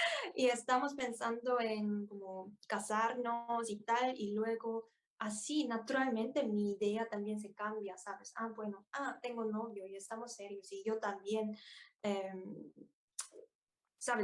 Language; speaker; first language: Spanish; non-native, fluent; Korean